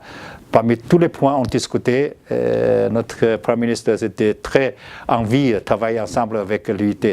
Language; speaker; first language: French; non-native, learner; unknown